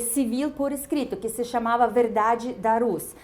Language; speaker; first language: Portuguese; non-native, fluent; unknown